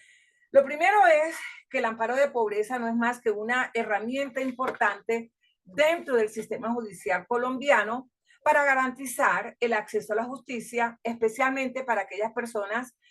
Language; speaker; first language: Spanish; native; Spanish